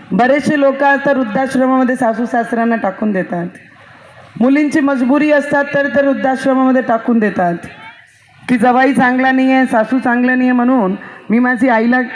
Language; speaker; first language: Marathi; non-native, local second language; Hindi